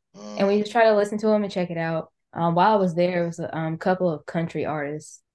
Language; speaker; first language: English; native; English